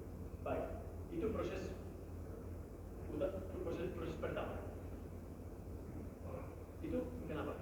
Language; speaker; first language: Indonesian; non-native, learner; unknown